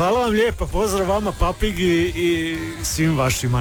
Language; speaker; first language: Serbian; native; Serbian